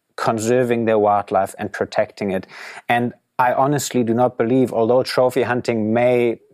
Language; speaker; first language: English; non-native, fluent; German